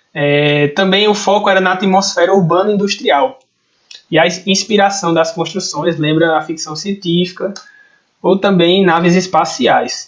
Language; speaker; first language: Portuguese; native; Portuguese